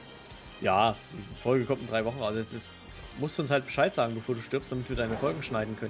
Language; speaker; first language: German; native; German